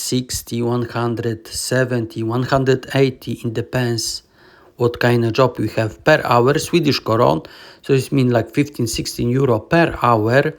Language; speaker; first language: English; non-native, learner; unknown